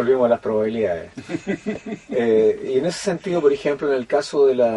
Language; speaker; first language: Spanish; native; Spanish